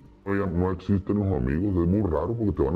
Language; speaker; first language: Spanish; native; Spanish